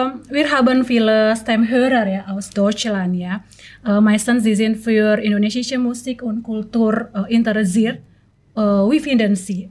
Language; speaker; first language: German; non-native, learner; Indonesian